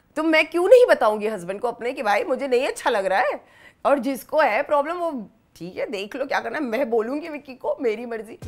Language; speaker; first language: Hindi; native; Hindi